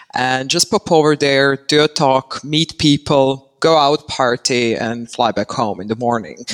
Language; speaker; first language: English; non-native, fluent; Serbian